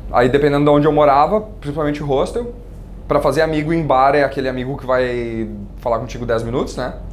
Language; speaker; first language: Portuguese; native; Portuguese